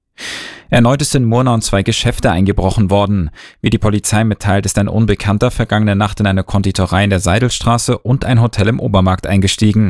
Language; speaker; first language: German; native; German